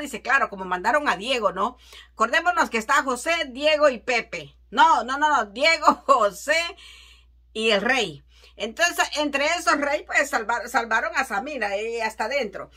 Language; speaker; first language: Spanish; native; Spanish